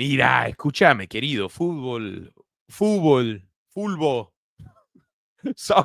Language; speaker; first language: Spanish; early bilingual, heritage; Spanish